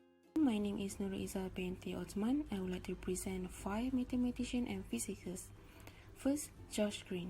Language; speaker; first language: English; non-native, local second language; Malay